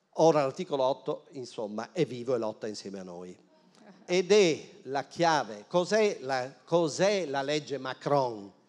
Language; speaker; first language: Italian; native; Italian